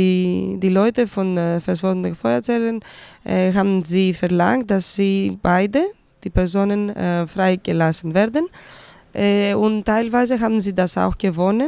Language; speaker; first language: German; non-native, fluent; Greek